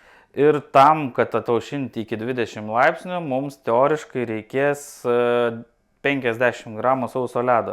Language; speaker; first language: Lithuanian; native; Lithuanian